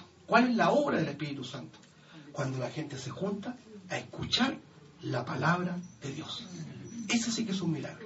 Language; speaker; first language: Spanish; native; Spanish